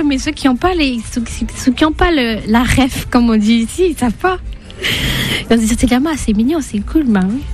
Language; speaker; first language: French; native; French